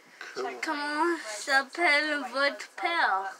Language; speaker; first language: French; non-native, learner; English